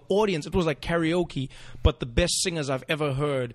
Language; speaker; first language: English; native; English